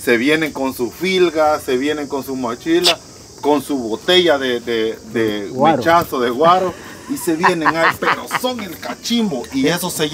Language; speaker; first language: Spanish; native; Spanish